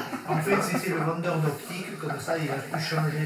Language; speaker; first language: French; native; French